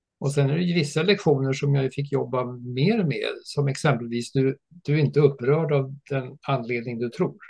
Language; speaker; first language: Swedish; early bilingual, other home language; English